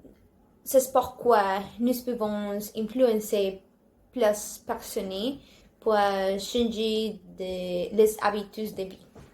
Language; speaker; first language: French; non-native, learner; Spanish